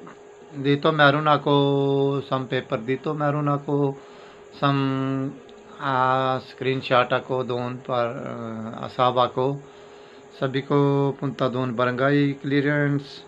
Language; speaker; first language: Filipino; non-native, learner; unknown